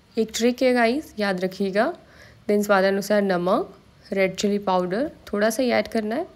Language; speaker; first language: Hindi; non-native, local second language; Marathi